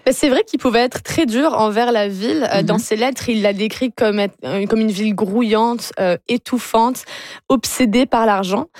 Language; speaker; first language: French; native; French